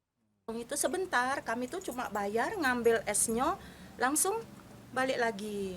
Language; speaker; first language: Indonesian; native; Indonesian